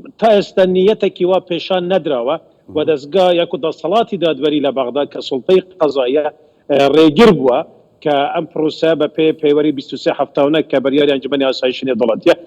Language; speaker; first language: Central Kurdish; non-native, local second language; Kurdish